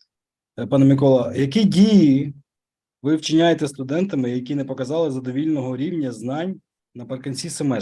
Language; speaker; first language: Ukrainian; native; Ukrainian